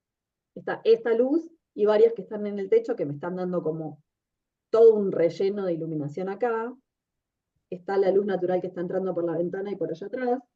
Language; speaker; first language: Spanish; native; Spanish